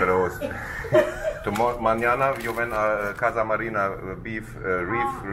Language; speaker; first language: Spanish; non-native, learner; German